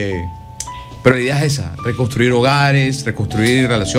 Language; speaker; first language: Spanish; native; Spanish